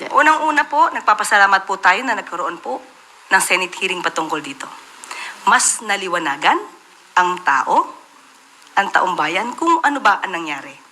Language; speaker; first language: Filipino; native; Filipino